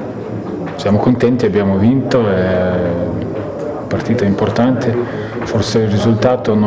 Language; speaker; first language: Italian; non-native, fluent; Lithuanian